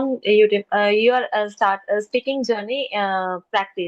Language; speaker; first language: English; non-native, local second language; Hindi